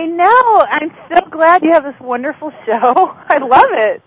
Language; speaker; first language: English; native; English